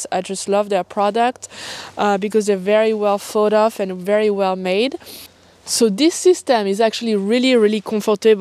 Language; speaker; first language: English; non-native, fluent; French